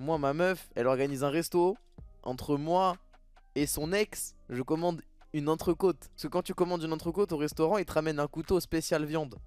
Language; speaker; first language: French; native; French